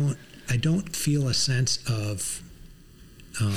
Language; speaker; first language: English; native; English